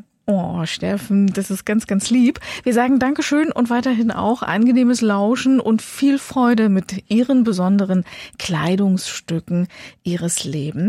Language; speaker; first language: German; native; German